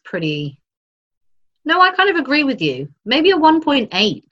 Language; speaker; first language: English; native; English